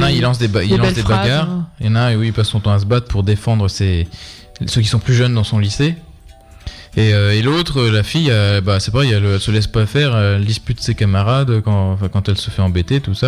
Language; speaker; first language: French; native; French